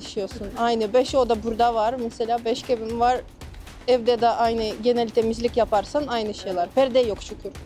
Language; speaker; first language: Turkish; non-native, fluent; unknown